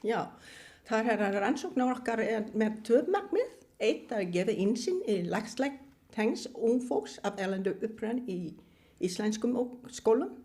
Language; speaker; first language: Icelandic; non-native, fluent; Vietnamese